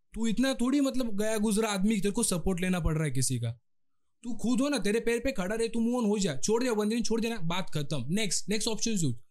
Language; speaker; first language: Hindi; non-native, local second language; Marathi